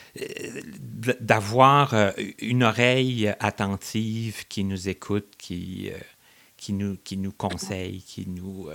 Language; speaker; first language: French; native; French